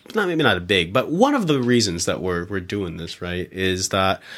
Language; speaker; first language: English; early bilingual, other home language; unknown